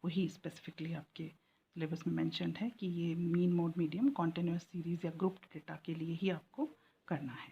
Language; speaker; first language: Hindi; native; Hindi